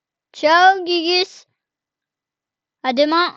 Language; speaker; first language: French; native; French